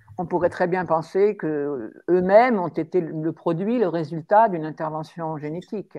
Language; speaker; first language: French; native; French